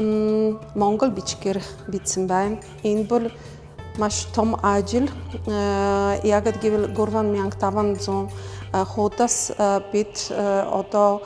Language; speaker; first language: Mongolian; non-native, fluent; Polish